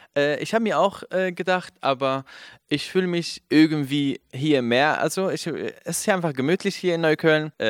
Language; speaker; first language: German; non-native, fluent; Kurdish